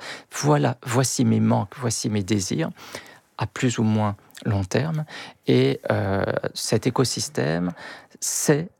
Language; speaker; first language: French; native; French